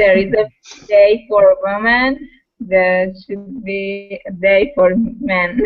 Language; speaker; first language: English; non-native, learner; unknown